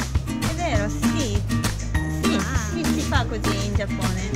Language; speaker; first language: Italian; non-native, learner; Japanese